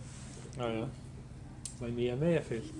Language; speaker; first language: German; non-native, learner; Polish